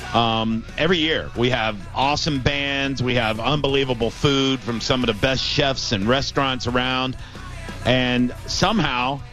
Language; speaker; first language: English; native; English